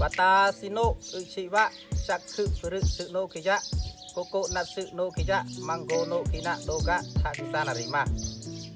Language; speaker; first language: Japanese; non-native, learner; Khmer